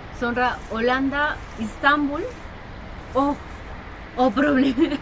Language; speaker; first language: Turkish; non-native, learner; Spanish